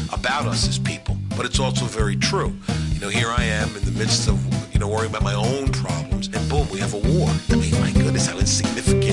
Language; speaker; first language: English; native; English